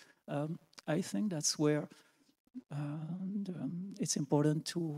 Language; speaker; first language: English; non-native, fluent; French